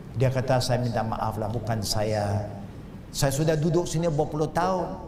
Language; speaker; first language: Malay; non-native, local second language; Chinese